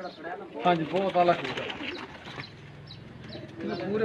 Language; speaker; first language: Hindi; non-native, local second language; Punjabi